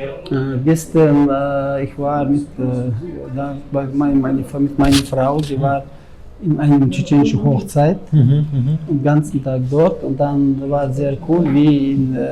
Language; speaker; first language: German; non-native, learner; Russian